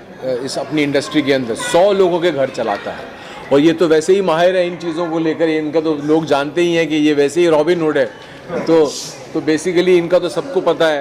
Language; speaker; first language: Hindi; native; Hindi